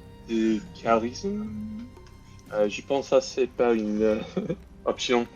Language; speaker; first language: French; non-native, learner; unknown